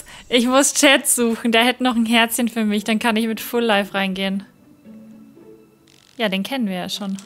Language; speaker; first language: German; native; German